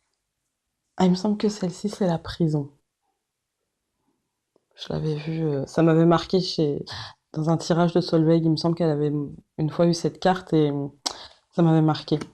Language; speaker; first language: French; native; French